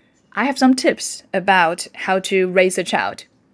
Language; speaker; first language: English; non-native, fluent; Chinese